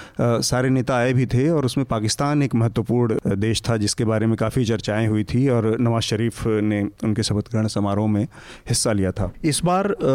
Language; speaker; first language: Hindi; native; Hindi